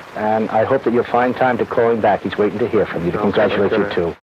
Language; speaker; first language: English; native; English